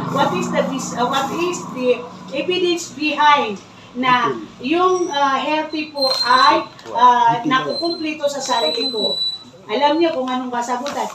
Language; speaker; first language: Filipino; non-native, local second language; Maranao